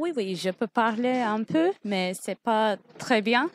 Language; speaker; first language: French; non-native, learner; Turkish